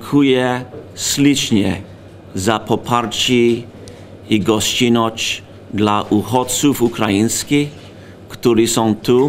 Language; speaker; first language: Polish; non-native, learner; English